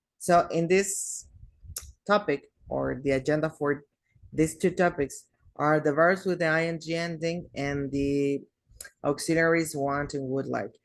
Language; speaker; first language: English; non-native, fluent; Spanish